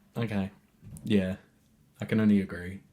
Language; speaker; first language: English; native; English